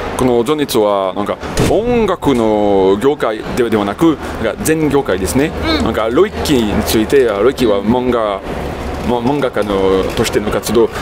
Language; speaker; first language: Japanese; non-native, fluent; French